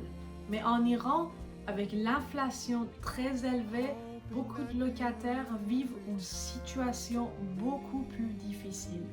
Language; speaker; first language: French; non-native, fluent; Persian